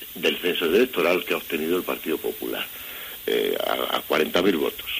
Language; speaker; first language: Spanish; native; Spanish